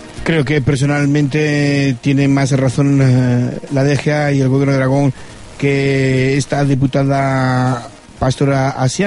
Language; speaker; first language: Spanish; native; Spanish